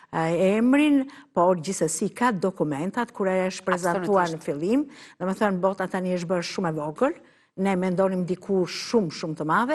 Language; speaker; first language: Albanian; native; Albanian